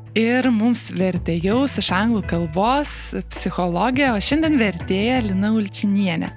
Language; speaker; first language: Lithuanian; native; Lithuanian